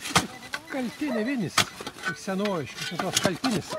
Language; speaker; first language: Lithuanian; native; Lithuanian